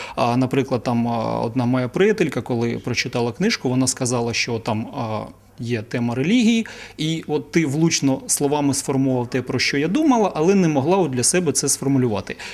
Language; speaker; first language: Ukrainian; non-native, local second language; Russian